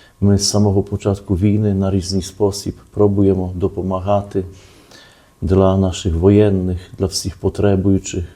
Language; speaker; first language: Ukrainian; early bilingual, heritage; Ukrainian